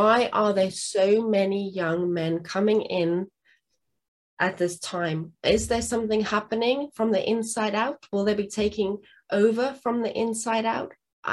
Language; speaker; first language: English; non-native, local second language; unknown